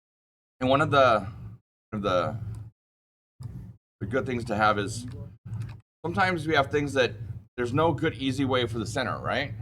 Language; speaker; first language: English; native; English